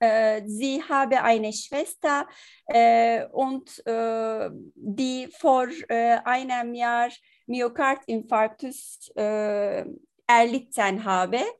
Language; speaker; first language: German; non-native, learner; Turkish